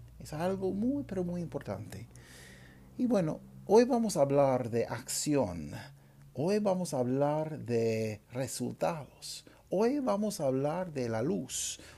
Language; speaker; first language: Spanish; non-native, fluent; English